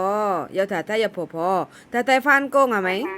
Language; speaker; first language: Cantonese; non-native, learner; Javanese